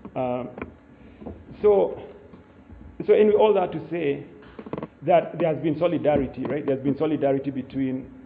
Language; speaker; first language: English; non-native, local second language; Kikuyu